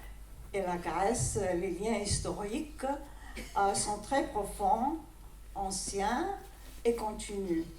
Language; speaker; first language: French; non-native, fluent; Greek